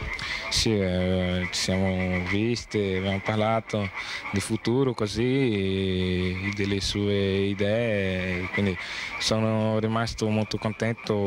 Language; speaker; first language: Italian; non-native, fluent; Portuguese